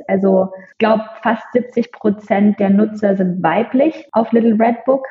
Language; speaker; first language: German; native; German